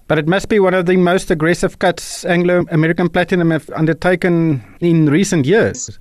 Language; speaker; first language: English; non-native, local second language; Afrikaans